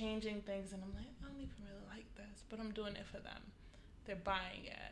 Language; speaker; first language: English; native; English